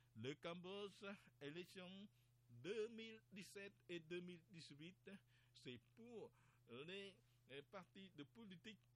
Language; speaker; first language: French; non-native, learner; Khmer